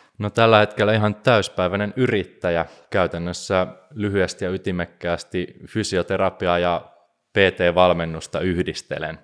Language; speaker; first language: Finnish; native; Finnish